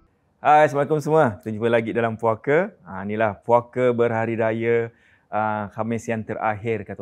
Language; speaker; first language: Malay; native; Malay